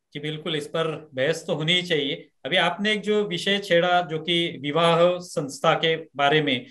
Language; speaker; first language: Hindi; non-native, local second language; Marathi